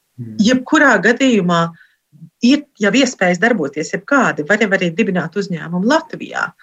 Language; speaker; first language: Latvian; native; Latvian